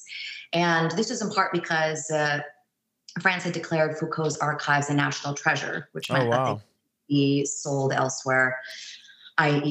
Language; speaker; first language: English; native; English